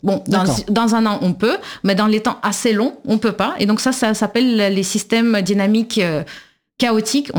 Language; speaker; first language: French; non-native, fluent; Russian